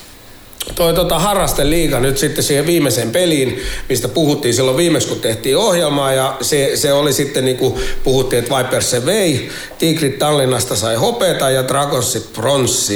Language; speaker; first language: Finnish; native; Finnish